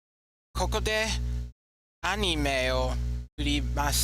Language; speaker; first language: Japanese; non-native, learner; English